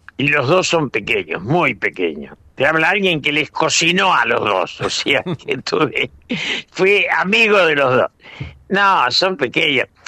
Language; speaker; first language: Spanish; native; Spanish